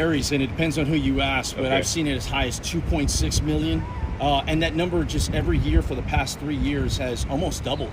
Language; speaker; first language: English; native; English